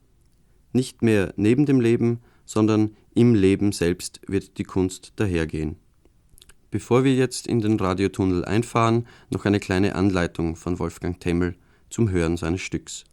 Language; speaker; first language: German; native; German